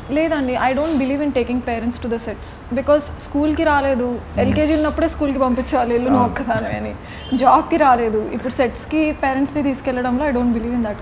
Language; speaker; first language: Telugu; non-native, local second language; Marathi